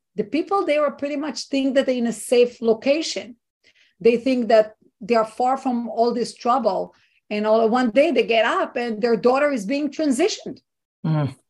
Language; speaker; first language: English; non-native, fluent; Hebrew